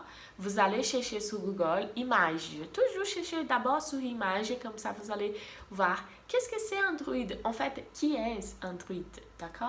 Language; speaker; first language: French; non-native, fluent; Portuguese